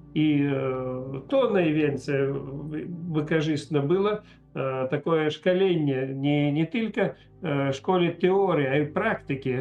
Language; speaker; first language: Polish; non-native, learner; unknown